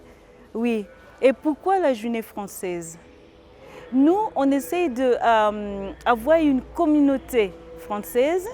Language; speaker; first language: French; non-native, fluent; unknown